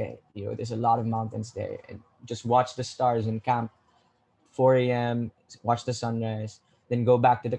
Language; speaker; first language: English; non-native, local second language; Filipino